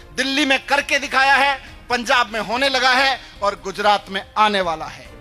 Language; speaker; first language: Hindi; native; Hindi